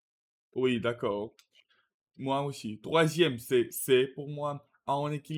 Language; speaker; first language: French; non-native, learner; Russian